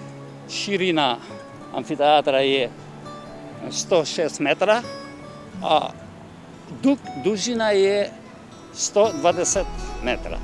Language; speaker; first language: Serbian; non-native, learner; Albanian